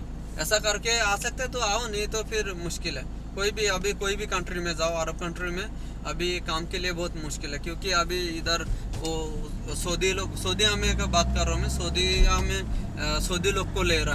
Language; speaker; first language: Hindi; non-native, fluent; Bangla